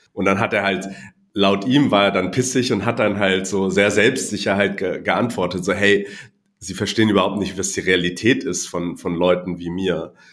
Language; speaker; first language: German; non-native, fluent; Cantonese